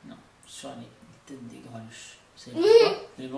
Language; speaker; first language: French; native; French